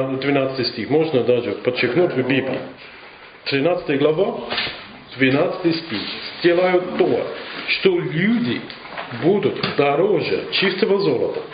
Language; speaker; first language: Russian; non-native, fluent; English